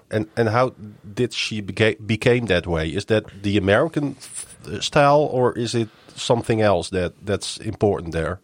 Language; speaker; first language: English; non-native, fluent; Dutch